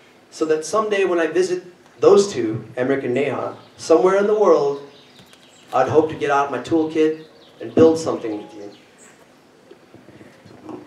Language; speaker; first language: English; native; English